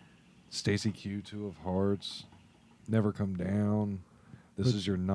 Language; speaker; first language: English; native; English